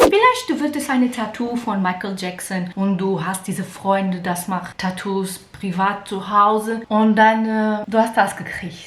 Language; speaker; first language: German; non-native, learner; Portuguese